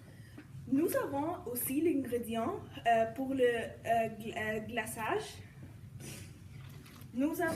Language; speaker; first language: French; non-native, learner; English